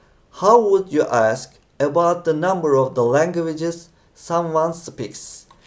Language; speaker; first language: English; non-native, fluent; Turkish